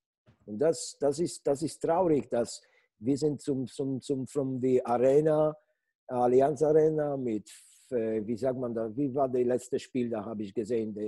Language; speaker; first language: German; non-native, fluent; Polish